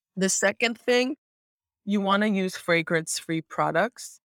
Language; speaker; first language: English; native; English